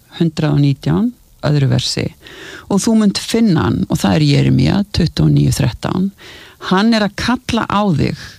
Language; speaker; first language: Icelandic; native; Icelandic